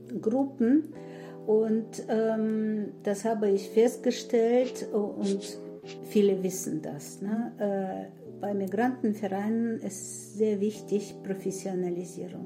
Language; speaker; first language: German; non-native, fluent; Russian